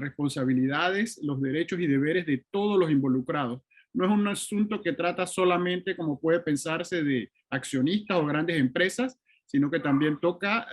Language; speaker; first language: Spanish; native; Spanish